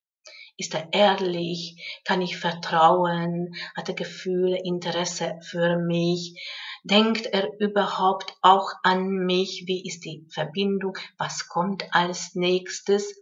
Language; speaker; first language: German; non-native, fluent; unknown